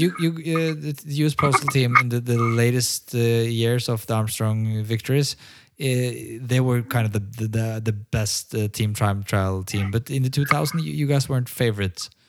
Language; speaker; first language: English; non-native, fluent; Norwegian